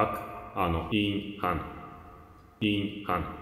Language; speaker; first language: English; non-native, learner; Japanese